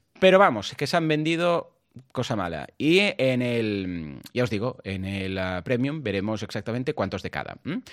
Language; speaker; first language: Spanish; non-native, local second language; Catalan